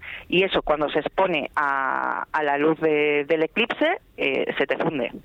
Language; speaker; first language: Spanish; native; Spanish